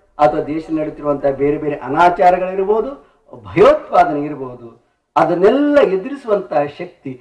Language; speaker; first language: Kannada; non-native, local second language; Tulu